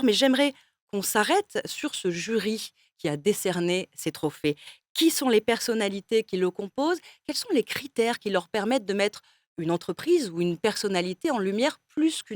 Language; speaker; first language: French; native; French